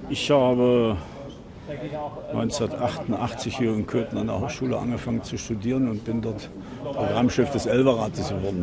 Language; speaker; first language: German; native; German